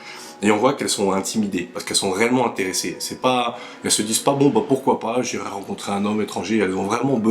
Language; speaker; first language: French; native; French